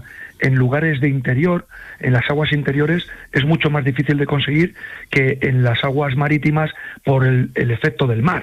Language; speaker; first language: Spanish; native; Spanish